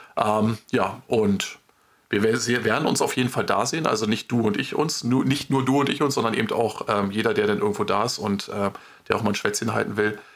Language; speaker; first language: German; native; German